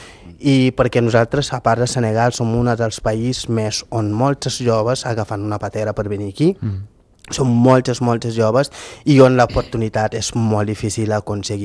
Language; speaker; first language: Catalan; non-native, fluent; Fula